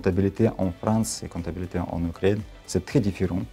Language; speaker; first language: French; non-native, learner; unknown